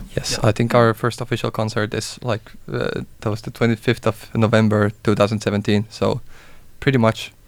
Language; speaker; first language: English; non-native, fluent; Finnish